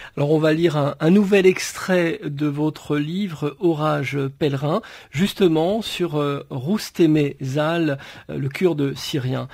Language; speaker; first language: French; native; French